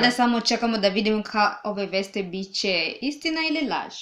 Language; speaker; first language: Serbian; non-native, learner; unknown